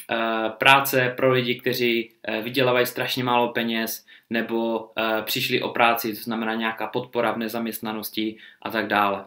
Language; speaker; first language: Czech; native; Czech